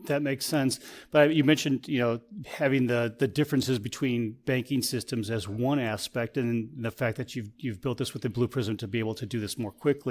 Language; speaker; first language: English; native; English